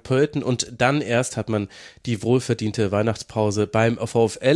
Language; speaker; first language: German; native; German